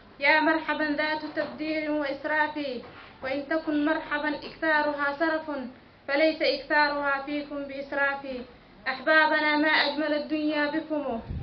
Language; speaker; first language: Arabic; non-native, local second language; Somali